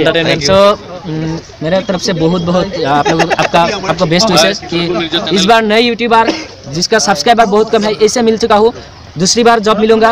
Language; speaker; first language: Hindi; non-native, local second language; Assamese